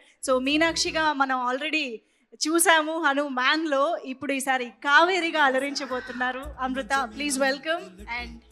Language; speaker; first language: Telugu; native; Telugu